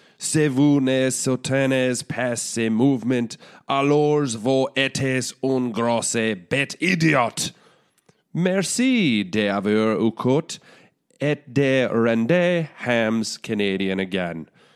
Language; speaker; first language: French; non-native, learner; English